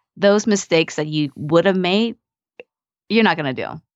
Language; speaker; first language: English; early bilingual, other home language; Vietnamese